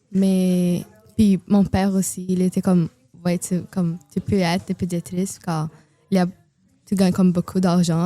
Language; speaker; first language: French; non-native, learner; Portuguese